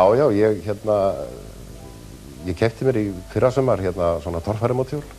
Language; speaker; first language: Icelandic; native; Icelandic